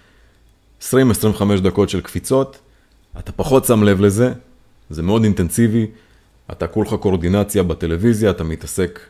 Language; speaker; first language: Hebrew; native; Hebrew